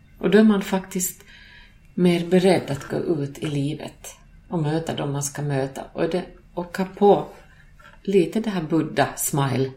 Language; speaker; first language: Swedish; native; Swedish